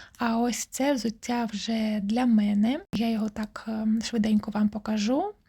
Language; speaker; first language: Ukrainian; non-native, local second language; Russian